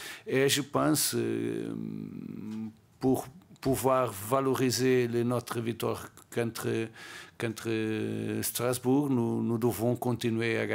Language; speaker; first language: French; non-native, learner; Portuguese